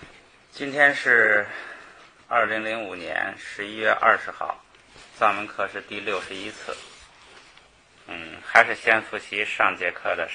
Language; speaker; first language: Chinese; native; Chinese